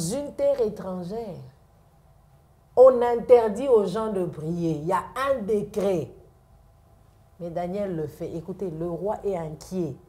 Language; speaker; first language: French; non-native, local second language; Lingala